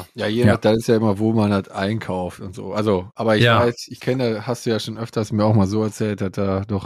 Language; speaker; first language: German; native; German